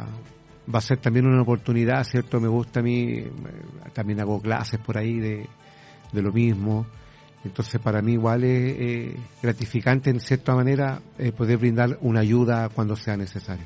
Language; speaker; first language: Spanish; native; Spanish